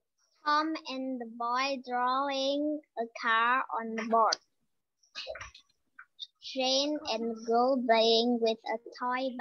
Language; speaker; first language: English; non-native, learner; Japanese